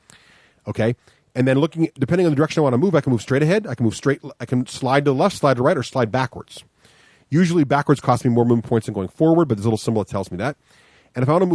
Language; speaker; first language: English; native; English